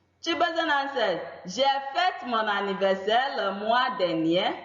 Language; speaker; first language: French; non-native, fluent; Igbo